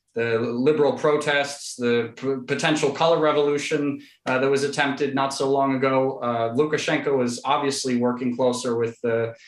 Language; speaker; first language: English; native; English